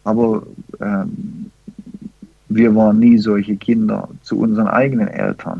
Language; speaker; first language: German; non-native, fluent; English